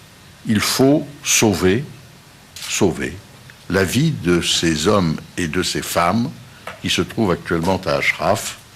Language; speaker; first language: French; native; French